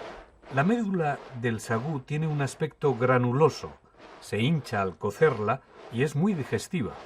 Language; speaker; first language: Spanish; native; Spanish